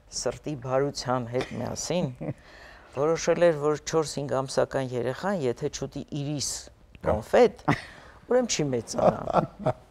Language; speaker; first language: Armenian; native; Armenian